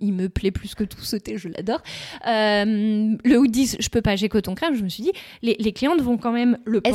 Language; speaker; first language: French; native; French